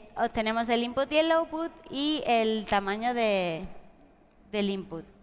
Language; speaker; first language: Spanish; native; Spanish